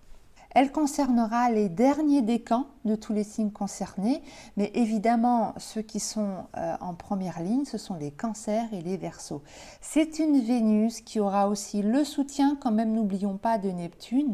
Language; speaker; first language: French; native; French